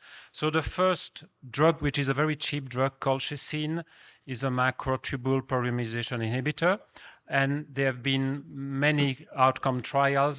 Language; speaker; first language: English; non-native, fluent; French